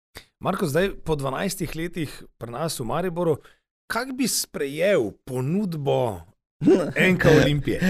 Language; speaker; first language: Slovenian; native; Slovenian